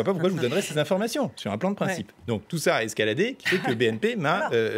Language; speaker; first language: French; native; French